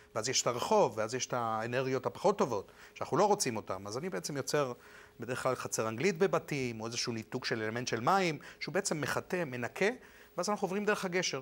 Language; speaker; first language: Hebrew; non-native, fluent; Spanish